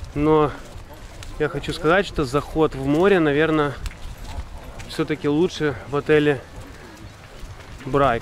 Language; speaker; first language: Russian; native; Russian